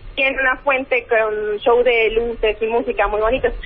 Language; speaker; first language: Spanish; native; Spanish